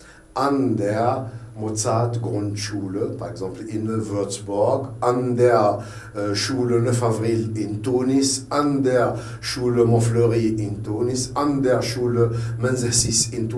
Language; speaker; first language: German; non-native, fluent; Arabic